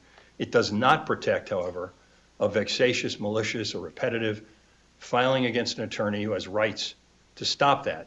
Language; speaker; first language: English; native; English